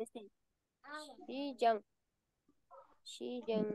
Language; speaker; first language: Korean; non-native, learner; Kyrgyz